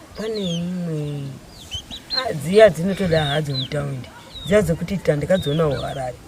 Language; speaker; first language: Shona; native; Shona